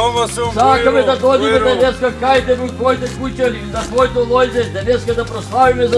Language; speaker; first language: Macedonian; native; Macedonian